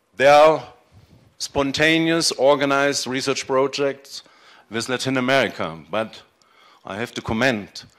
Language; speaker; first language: English; non-native, fluent; German